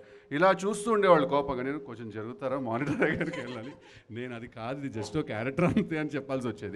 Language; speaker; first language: Telugu; native; Telugu